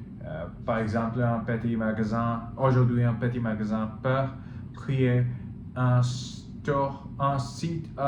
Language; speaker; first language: French; non-native, learner; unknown